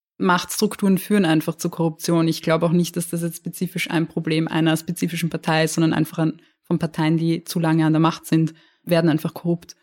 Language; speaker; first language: German; native; German